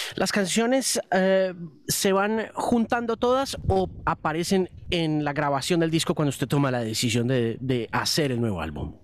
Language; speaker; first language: Spanish; native; Spanish